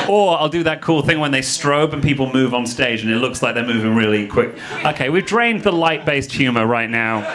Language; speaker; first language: English; native; English